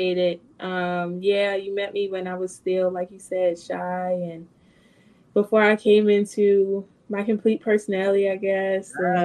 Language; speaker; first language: English; native; English